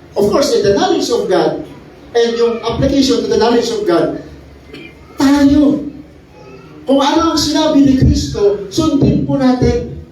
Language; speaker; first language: Filipino; non-native, local second language; Iloko